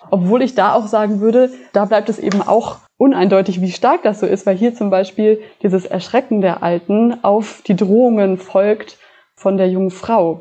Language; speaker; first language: German; native; German